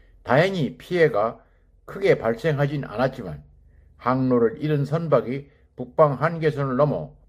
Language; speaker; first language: Korean; native; Korean